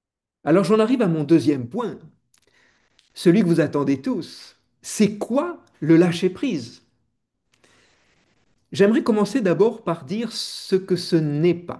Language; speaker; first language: French; native; French